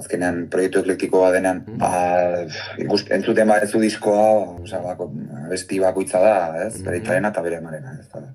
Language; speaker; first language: Basque; native; Basque